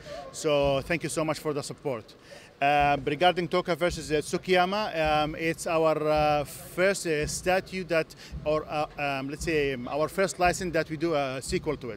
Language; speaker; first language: English; non-native, fluent; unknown